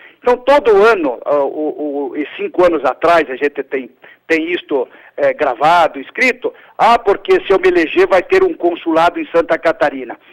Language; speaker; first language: Portuguese; early bilingual, other home language; Italian